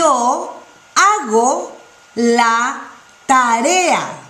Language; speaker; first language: Spanish; non-native, fluent; English